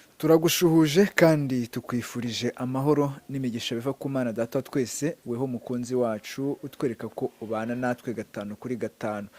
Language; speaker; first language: Kinyarwanda; native; Kinyarwanda